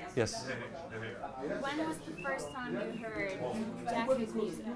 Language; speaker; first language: English; native; English